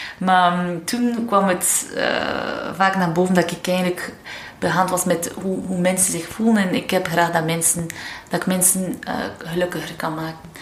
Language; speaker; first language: Dutch; non-native, local second language; French